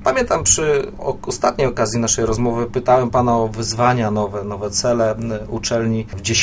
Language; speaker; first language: Polish; native; Polish